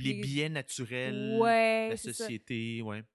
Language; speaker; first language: French; native; French